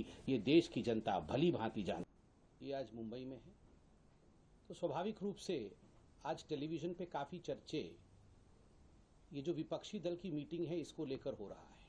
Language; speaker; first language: Hindi; native; Hindi